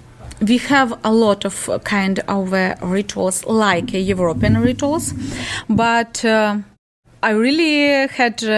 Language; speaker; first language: English; non-native, learner; Ukrainian